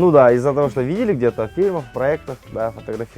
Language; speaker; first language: Russian; native; Russian